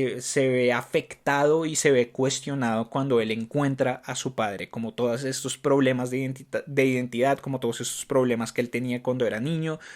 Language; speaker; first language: Spanish; native; Spanish